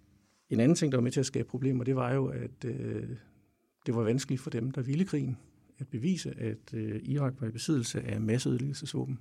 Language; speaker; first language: Danish; native; Danish